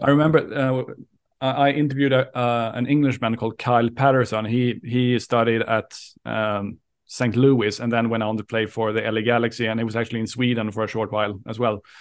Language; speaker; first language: English; non-native, fluent; Swedish